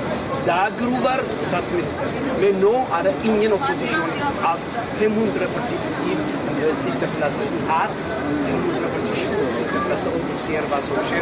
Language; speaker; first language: Norwegian; non-native, learner; Amharic